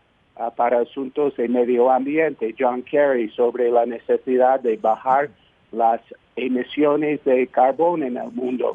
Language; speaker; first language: Spanish; non-native, fluent; English